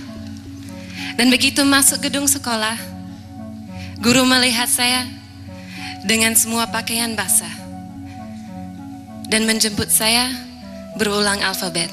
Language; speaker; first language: Malay; non-native, fluent; English